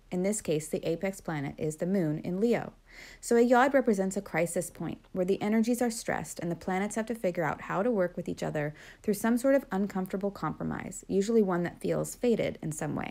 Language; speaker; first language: English; native; English